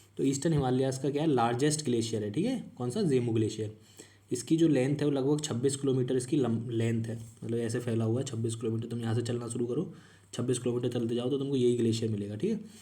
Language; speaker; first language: Hindi; native; Hindi